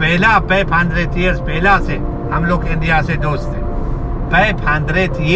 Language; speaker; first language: Hindi; non-native, learner; Arabic